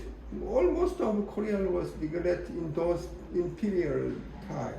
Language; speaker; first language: English; non-native, learner; Korean